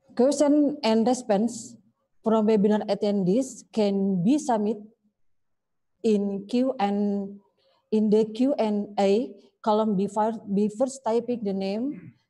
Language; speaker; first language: English; non-native, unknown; Indonesian